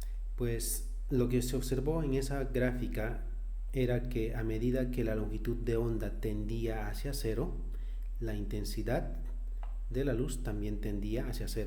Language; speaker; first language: Spanish; native; Spanish